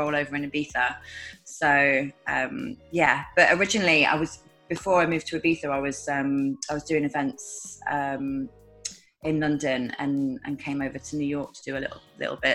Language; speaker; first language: English; native; English